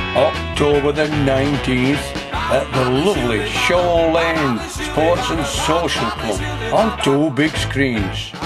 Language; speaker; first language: English; native; English